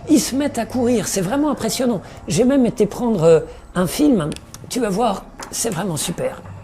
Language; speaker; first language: French; native; French